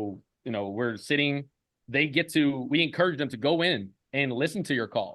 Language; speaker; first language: English; native; English